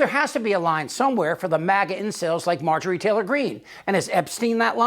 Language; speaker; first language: English; native; English